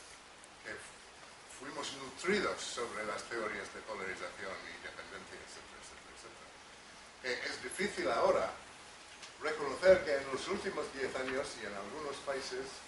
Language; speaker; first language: Spanish; non-native, fluent; English